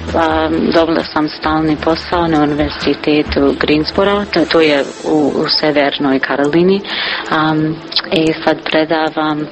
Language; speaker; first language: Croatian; non-native, learner; English